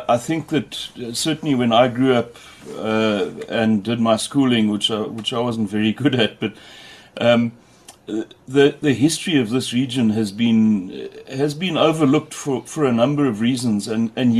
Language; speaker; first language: English; native; English